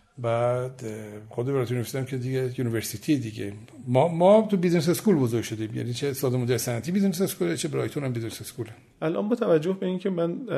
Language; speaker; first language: Persian; native; Persian